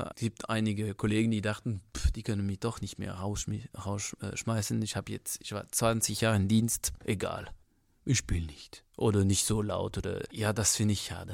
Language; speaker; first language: German; non-native, fluent; French